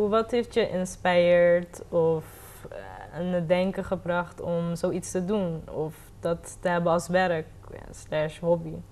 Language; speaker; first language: Dutch; non-native, local second language; Papiamento